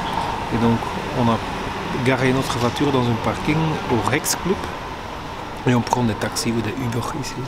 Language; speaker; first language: French; non-native, learner; Dutch